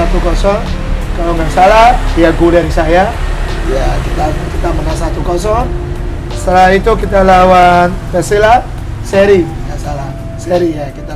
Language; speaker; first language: Indonesian; non-native, fluent; English